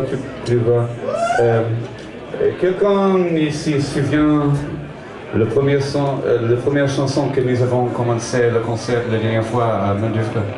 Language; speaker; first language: French; non-native, learner; English